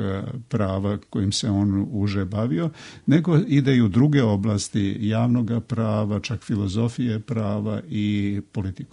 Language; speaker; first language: Serbian; native; Serbian